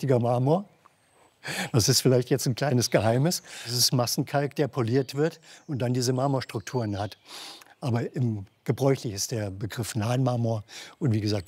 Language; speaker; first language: German; native; German